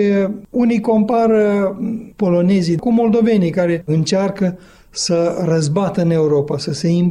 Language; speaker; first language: Romanian; native; Romanian